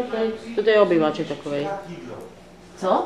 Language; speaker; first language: Czech; native; Czech